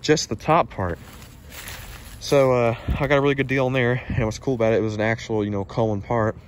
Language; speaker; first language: English; native; English